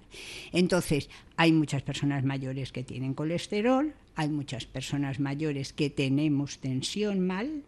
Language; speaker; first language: Spanish; native; Spanish